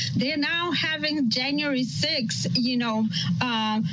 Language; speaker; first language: English; non-native, fluent; Russian